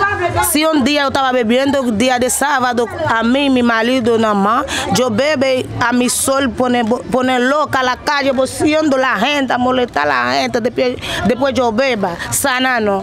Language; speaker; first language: Spanish; non-native, learner; Haitian Creole